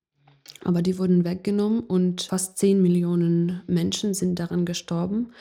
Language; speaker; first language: German; non-native, fluent; Ukrainian